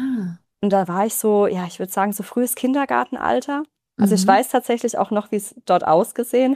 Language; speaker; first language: German; native; German